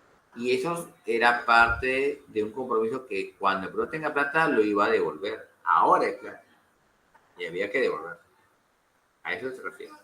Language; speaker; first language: Spanish; native; Spanish